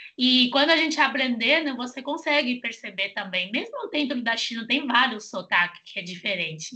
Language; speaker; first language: Portuguese; non-native, fluent; Chinese